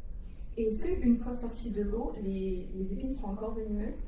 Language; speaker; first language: French; native; French